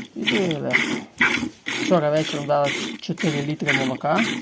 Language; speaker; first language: Ukrainian; native; Ukrainian